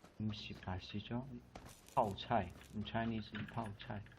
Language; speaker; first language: Korean; non-native, learner; Chinese